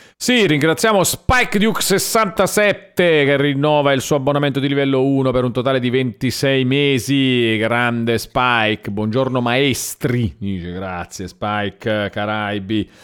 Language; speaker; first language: Italian; native; Italian